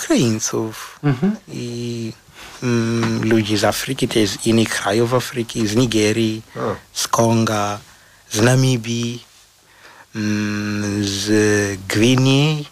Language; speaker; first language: Polish; non-native, fluent; Shona